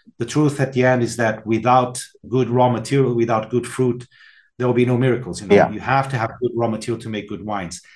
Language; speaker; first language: English; non-native, fluent; Portuguese